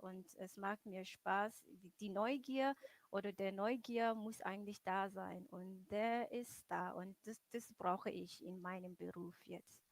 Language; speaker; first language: German; non-native, fluent; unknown